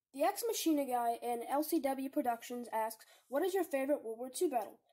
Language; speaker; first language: English; native; English